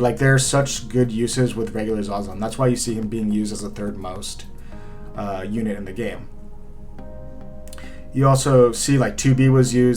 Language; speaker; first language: English; native; English